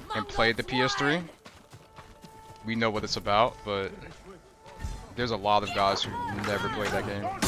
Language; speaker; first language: English; native; English